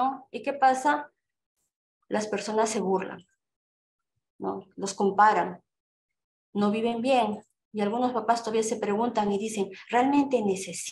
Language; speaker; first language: Spanish; native; Spanish